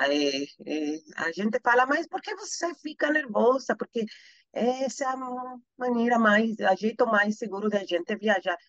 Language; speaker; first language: Portuguese; non-native, learner; Spanish